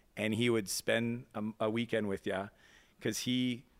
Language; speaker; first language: English; native; English